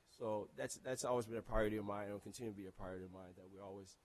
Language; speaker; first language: English; non-native, local second language; Akan